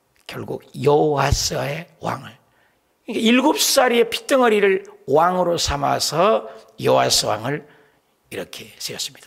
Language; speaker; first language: Korean; native; Korean